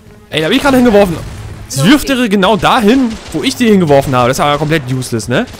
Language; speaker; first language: German; native; German